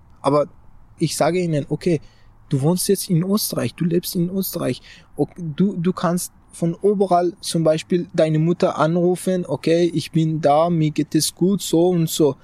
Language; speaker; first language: German; non-native, fluent; Persian